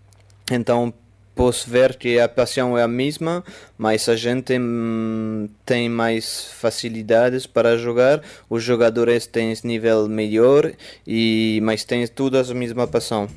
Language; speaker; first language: Portuguese; non-native, fluent; French